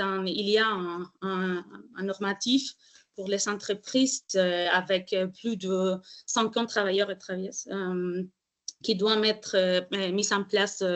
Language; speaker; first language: French; non-native, fluent; Spanish